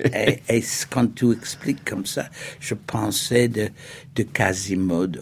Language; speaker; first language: French; non-native, fluent; English